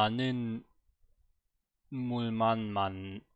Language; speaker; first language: Korean; non-native, learner; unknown